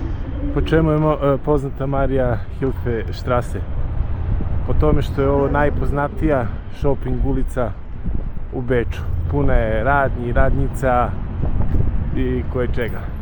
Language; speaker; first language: Serbian; native; Serbian